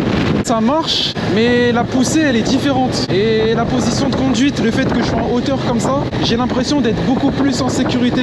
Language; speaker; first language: French; native; French